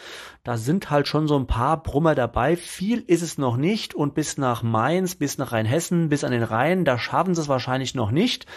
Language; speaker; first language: German; native; German